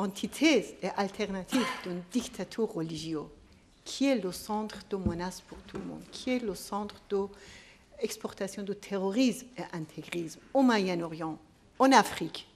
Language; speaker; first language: French; non-native, fluent; Persian